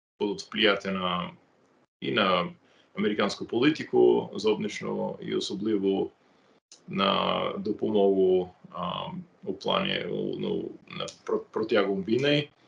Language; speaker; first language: Ukrainian; non-native, fluent; English